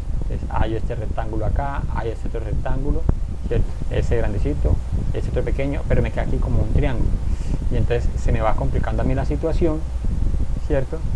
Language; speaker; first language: Spanish; native; Spanish